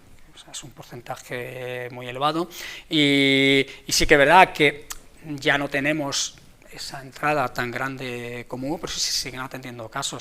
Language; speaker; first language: Spanish; native; Spanish